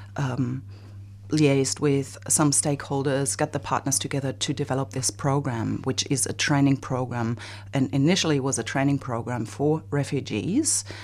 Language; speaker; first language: English; non-native, fluent; German